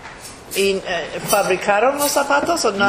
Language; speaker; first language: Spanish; early bilingual, heritage; English